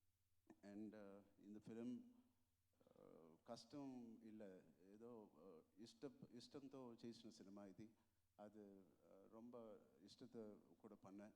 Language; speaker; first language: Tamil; non-native, local second language; Telugu